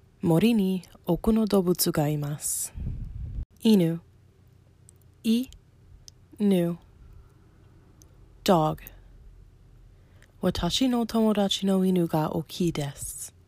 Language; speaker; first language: Japanese; non-native, learner; English